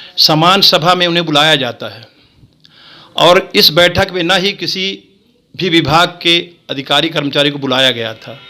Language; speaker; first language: Hindi; native; Hindi